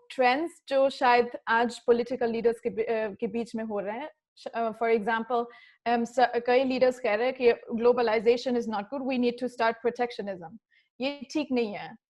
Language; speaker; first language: Hindi; early bilingual, other home language; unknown